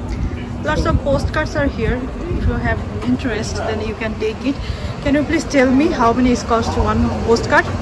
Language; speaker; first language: English; non-native, local second language; Bangla